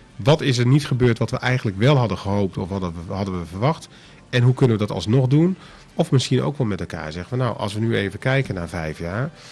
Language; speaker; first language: Dutch; non-native, local second language; Papiamento